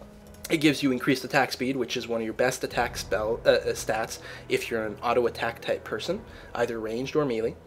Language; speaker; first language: English; native; English